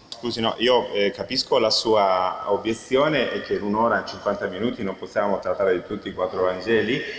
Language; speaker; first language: Italian; non-native, fluent; Spanish